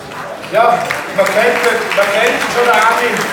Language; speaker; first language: German; native; German